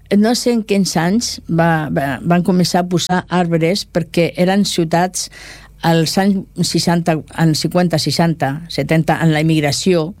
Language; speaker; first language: Catalan; non-native, local second language; Spanish